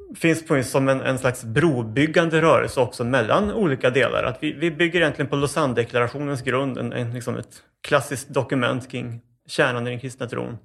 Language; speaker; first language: Swedish; native; Swedish